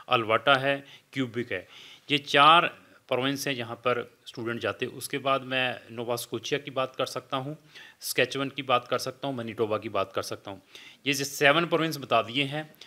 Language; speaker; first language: Hindi; non-native, local second language; Punjabi